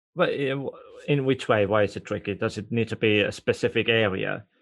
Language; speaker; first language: English; non-native, fluent; Estonian